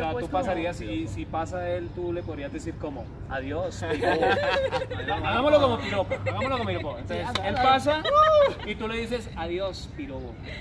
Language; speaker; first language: Spanish; native; Spanish